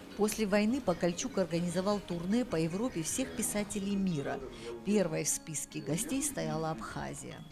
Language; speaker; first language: Russian; native; Russian